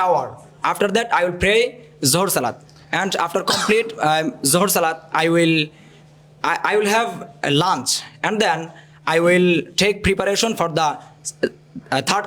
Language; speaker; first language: English; non-native, learner; Bangla